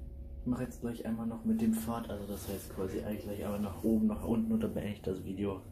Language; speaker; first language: German; native; German